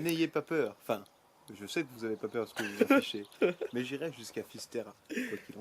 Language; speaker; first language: French; native; French